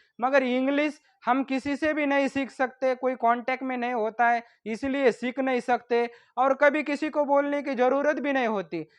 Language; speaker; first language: Hindi; non-native, local second language; Marathi